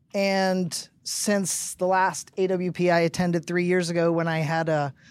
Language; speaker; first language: English; native; English